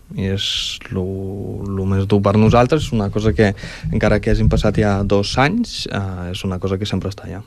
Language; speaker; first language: Catalan; early bilingual, other home language; Ukrainian